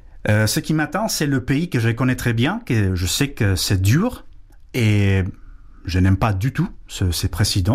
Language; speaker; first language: French; non-native, fluent; Spanish